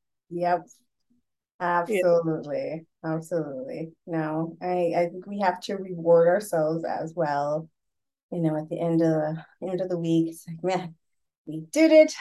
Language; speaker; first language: English; early bilingual, other home language; Spanish